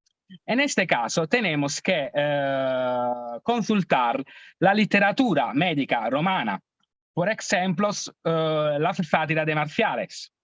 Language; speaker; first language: Spanish; non-native, learner; Italian